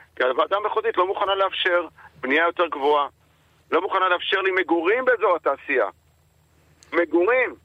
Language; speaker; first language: Hebrew; native; Hebrew